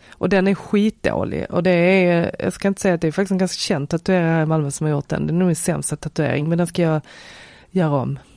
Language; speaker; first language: Swedish; native; Swedish